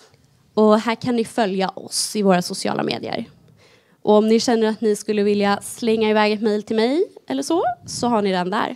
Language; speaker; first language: Swedish; native; Swedish